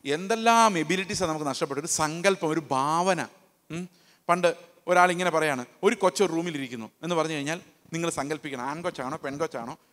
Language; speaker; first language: Malayalam; native; Malayalam